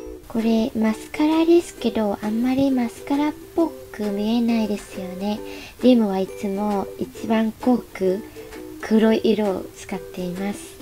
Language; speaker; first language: Japanese; non-native, fluent; Vietnamese